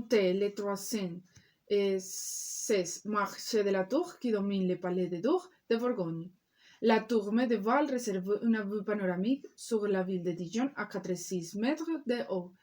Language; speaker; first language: French; non-native, learner; Spanish